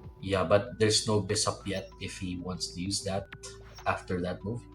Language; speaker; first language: English; non-native, local second language; Filipino